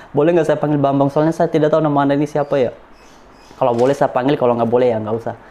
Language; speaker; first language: Indonesian; non-native, local second language; Nias